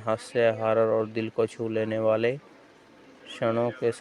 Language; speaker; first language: Hindi; native; Hindi